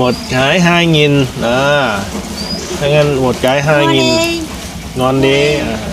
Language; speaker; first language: Vietnamese; non-native, learner; Thai